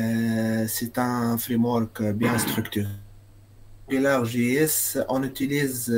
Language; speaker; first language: French; non-native, local second language; Arabic